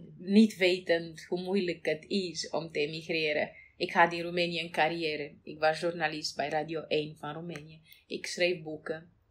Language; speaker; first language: Dutch; non-native, fluent; Romanian